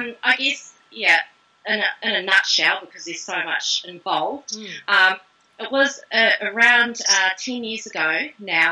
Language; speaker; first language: English; native; English